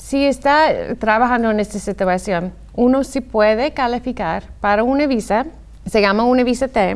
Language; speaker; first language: Spanish; non-native, fluent; English